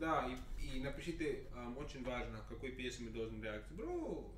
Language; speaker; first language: Russian; non-native, learner; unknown